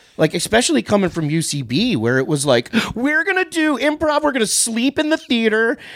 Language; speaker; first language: English; native; English